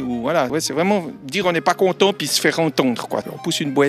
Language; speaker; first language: French; native; French